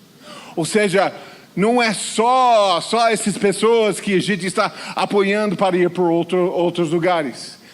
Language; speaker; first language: Portuguese; non-native, fluent; English